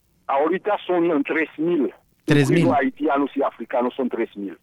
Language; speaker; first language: Spanish; non-native, fluent; Haitian Creole